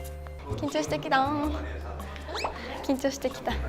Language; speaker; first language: Japanese; native; Japanese